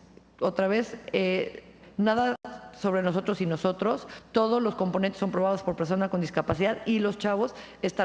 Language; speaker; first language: Spanish; native; Spanish